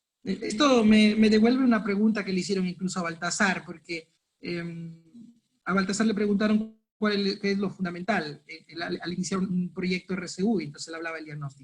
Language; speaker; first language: Spanish; native; Spanish